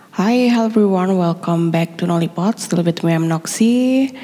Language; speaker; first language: English; non-native, learner; Indonesian